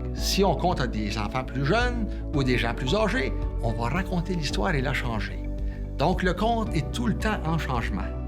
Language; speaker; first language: French; native; French